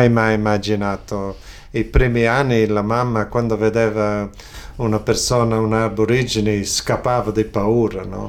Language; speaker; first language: Italian; early bilingual, other home language; Friulian